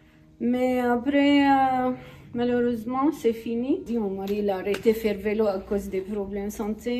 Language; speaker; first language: French; non-native, learner; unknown